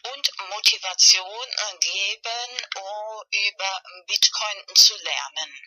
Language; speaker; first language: German; non-native, fluent; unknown